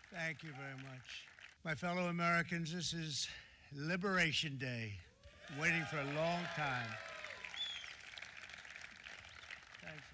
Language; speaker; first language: English; native; English